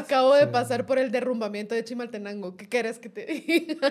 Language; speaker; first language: Spanish; native; Spanish